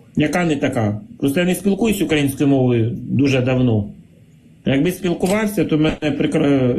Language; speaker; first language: Ukrainian; non-native, local second language; Russian